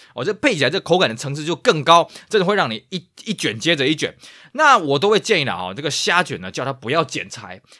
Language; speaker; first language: Chinese; native; Chinese